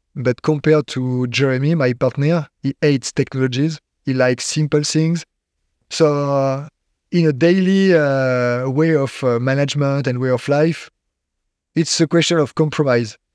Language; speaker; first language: English; non-native, fluent; French